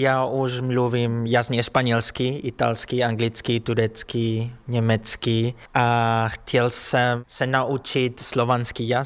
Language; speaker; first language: Czech; non-native, learner; Spanish